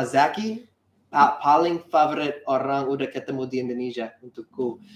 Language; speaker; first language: Indonesian; non-native, learner; English